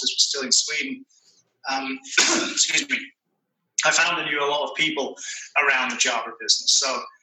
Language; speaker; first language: English; native; English